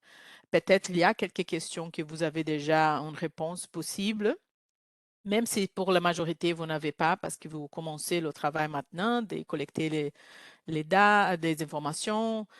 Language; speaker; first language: French; non-native, learner; Portuguese